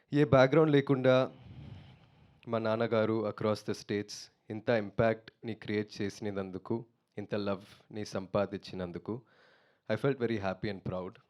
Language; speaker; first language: Telugu; non-native, learner; Tamil